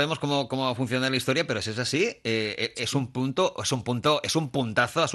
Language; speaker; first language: Spanish; native; Spanish